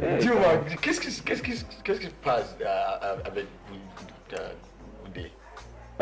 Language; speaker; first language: French; non-native, learner; English